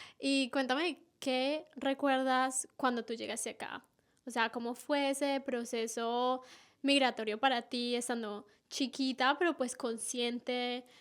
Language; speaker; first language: Spanish; native; Spanish